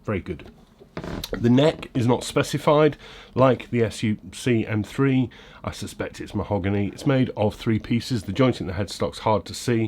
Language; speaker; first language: English; native; English